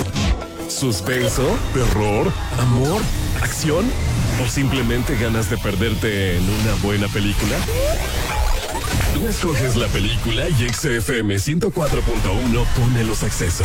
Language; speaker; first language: Spanish; native; Spanish